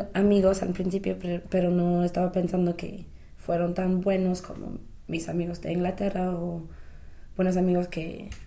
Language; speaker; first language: Spanish; non-native, fluent; English